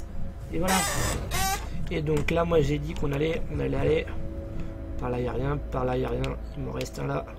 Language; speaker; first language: French; native; French